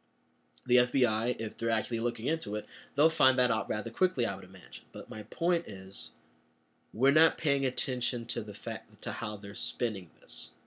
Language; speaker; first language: English; native; English